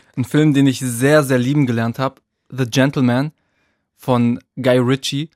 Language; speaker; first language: German; early bilingual, other home language; Arabic